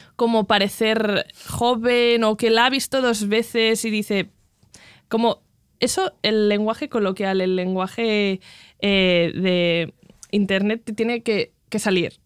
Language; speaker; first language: Spanish; non-native, local second language; Catalan